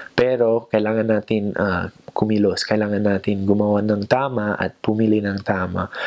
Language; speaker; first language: Filipino; non-native, fluent; English